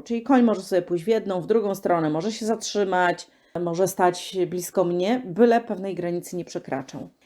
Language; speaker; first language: Polish; native; Polish